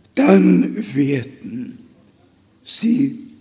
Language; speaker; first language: German; native; German